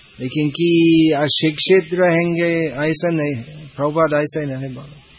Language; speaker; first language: Hindi; non-native, fluent; English